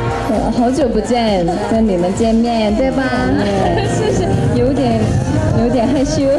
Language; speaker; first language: Chinese; non-native, learner; Korean